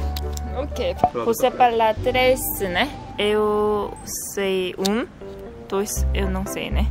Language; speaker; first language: Portuguese; non-native, learner; Korean